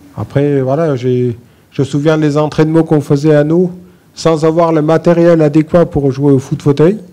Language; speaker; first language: French; non-native, fluent; Armenian